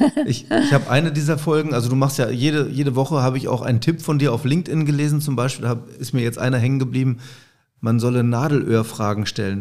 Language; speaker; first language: German; native; German